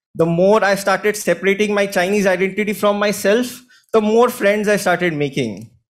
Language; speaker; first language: English; non-native, local second language; Hindi